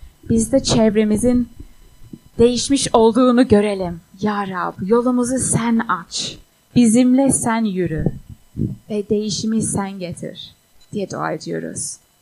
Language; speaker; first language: Turkish; non-native, fluent; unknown